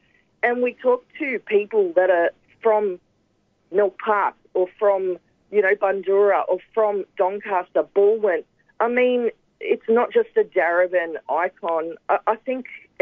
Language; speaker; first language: English; native; English